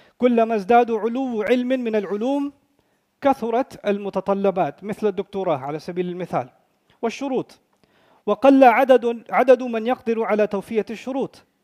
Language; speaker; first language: Arabic; non-native, fluent; Urdu